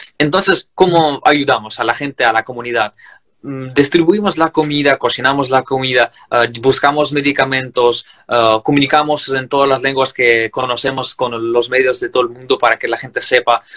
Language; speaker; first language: Spanish; non-native, fluent; Russian